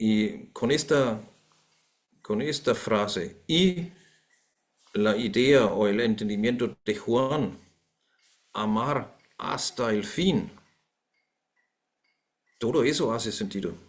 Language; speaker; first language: Spanish; non-native, fluent; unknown